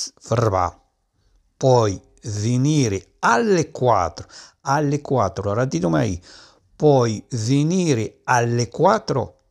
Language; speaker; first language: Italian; non-native, fluent; Arabic